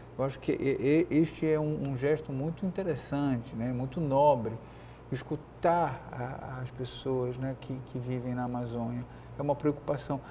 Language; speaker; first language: Portuguese; native; Portuguese